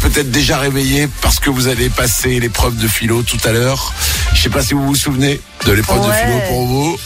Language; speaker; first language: French; native; French